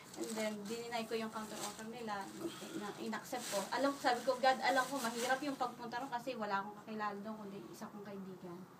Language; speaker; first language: Filipino; native; Filipino